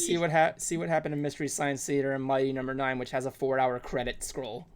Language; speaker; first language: English; native; English